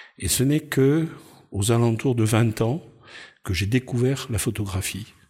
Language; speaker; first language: French; native; French